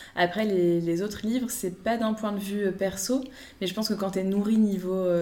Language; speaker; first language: French; native; French